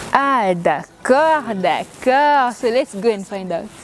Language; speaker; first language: English; non-native, local second language; Kinyarwanda